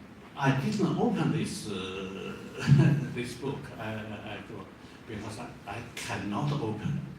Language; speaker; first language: English; non-native, learner; Chinese